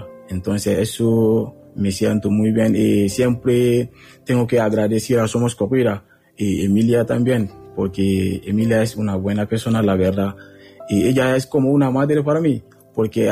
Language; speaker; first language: Spanish; non-native, learner; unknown